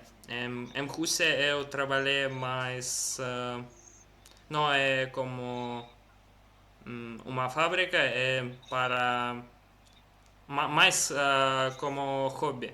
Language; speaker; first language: Portuguese; non-native, learner; Russian